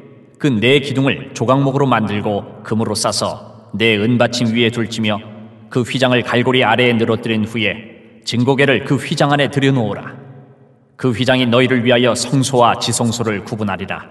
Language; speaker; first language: Korean; native; Korean